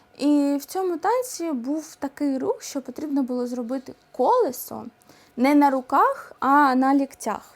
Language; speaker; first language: Ukrainian; non-native, local second language; Russian